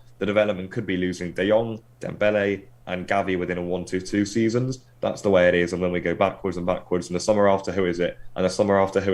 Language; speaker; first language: English; native; English